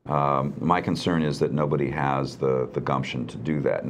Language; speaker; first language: English; native; English